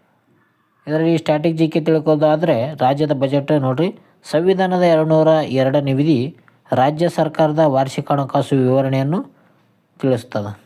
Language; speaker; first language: Kannada; native; Kannada